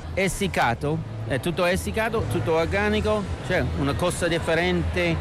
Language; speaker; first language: Italian; non-native, learner; English